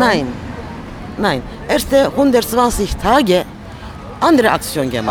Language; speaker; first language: German; non-native, learner; Turkish